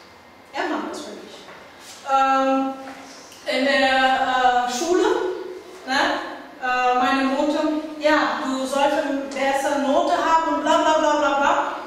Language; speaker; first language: German; non-native, learner; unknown